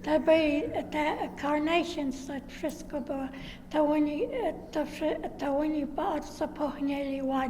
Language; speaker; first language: Polish; early bilingual, heritage; Polish